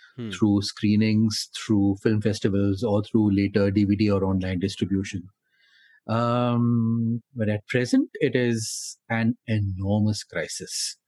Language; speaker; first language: English; non-native, local second language; Hindi